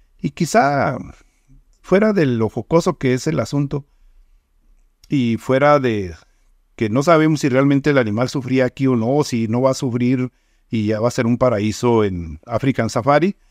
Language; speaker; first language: Spanish; native; Spanish